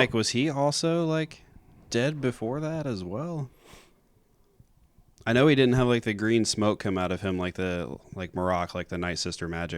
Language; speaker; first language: English; native; English